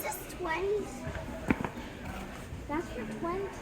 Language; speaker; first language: English; native; English